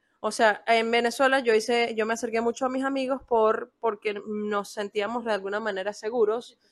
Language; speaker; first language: Spanish; native; Spanish